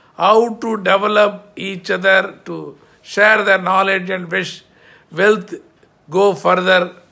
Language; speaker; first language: English; non-native, local second language; Tamil